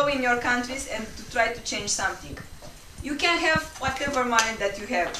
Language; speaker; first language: English; non-native, local second language; Romanian